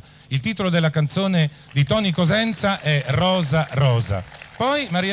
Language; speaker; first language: Italian; native; Italian